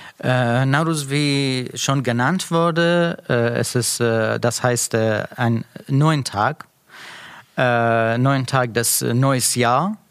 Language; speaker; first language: German; non-native, learner; Persian